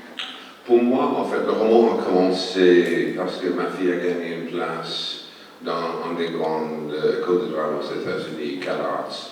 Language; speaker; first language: French; non-native, fluent; English